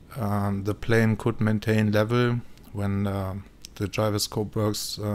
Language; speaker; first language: English; non-native, fluent; German